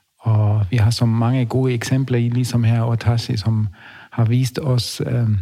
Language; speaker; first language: Danish; non-native, fluent; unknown